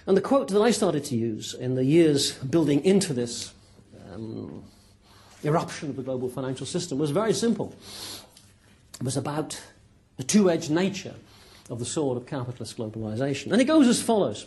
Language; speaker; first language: English; native; English